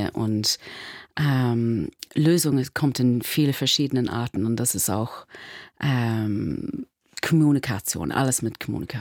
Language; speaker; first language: German; non-native, learner; English